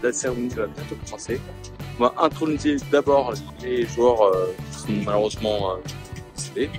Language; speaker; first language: French; native; French